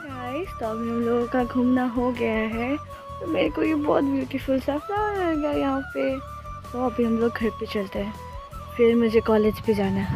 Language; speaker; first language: Hindi; non-native, local second language; Assamese